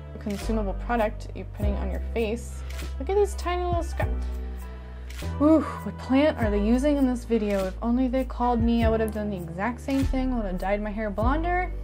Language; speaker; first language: English; native; English